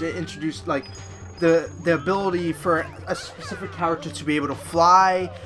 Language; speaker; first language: English; native; English